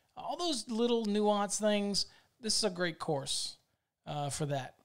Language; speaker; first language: English; native; English